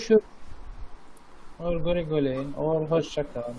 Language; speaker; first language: Turkish; non-native, learner; Arabic